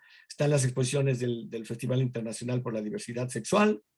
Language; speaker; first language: Spanish; native; Spanish